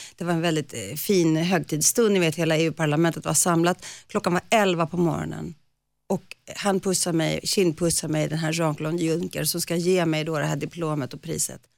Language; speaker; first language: Swedish; early bilingual, other home language; Greek